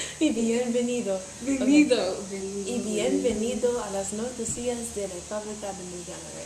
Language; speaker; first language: Spanish; non-native, learner; English